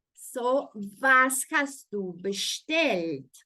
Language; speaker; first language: German; non-native, fluent; Spanish